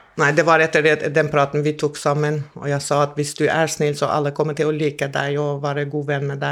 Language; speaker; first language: Norwegian; non-native, fluent; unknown